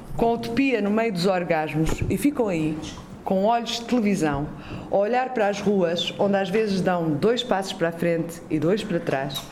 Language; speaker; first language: Portuguese; native; Portuguese